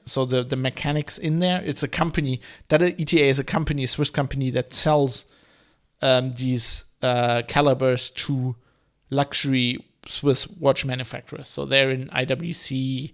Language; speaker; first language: English; non-native, fluent; German